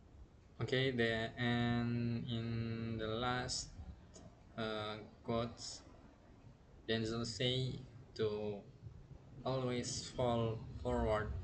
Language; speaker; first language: English; non-native, learner; Indonesian